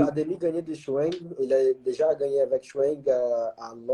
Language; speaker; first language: French; non-native, learner; Portuguese